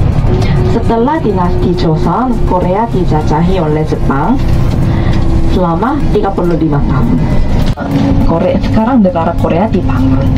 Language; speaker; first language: Indonesian; non-native, fluent; Korean